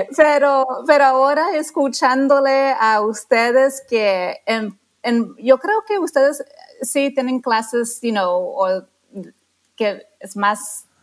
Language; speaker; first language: Spanish; non-native, fluent; English